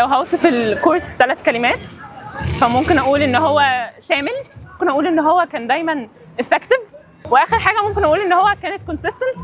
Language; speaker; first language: Arabic; native; Arabic